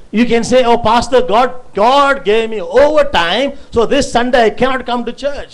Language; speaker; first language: English; non-native, local second language; Tamil